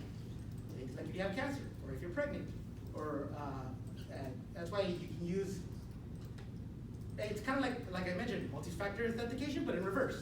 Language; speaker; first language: English; non-native, fluent; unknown